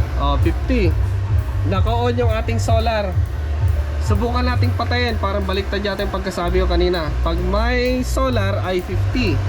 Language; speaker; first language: Filipino; non-native, local second language; Iloko